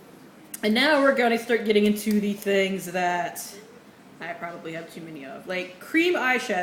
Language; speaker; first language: English; native; English